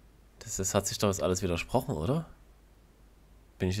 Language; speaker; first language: German; native; German